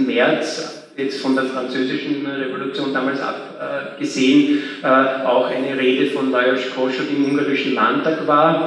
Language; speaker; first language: German; native; German